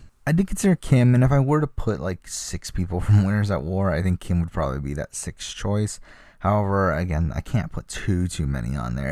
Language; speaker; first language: English; native; English